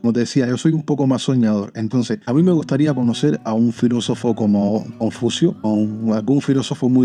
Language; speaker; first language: Spanish; native; Spanish